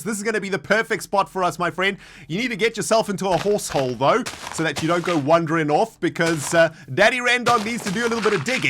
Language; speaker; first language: English; native; English